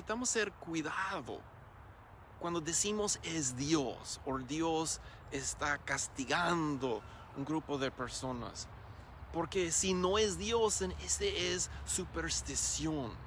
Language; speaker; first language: Spanish; non-native, learner; English